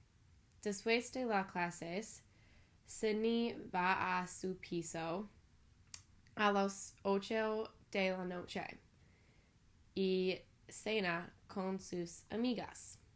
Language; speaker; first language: Spanish; non-native, learner; English